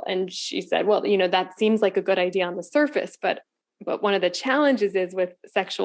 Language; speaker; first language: English; native; English